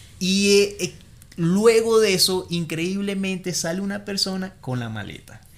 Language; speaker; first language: Spanish; native; Spanish